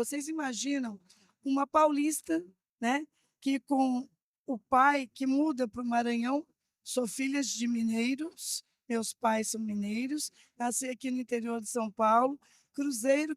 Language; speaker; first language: Portuguese; native; Portuguese